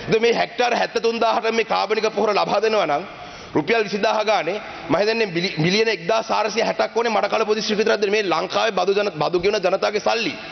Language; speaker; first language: Sinhala; non-native, local second language; Tamil